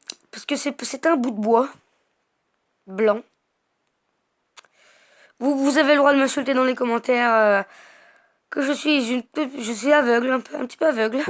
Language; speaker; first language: French; native; French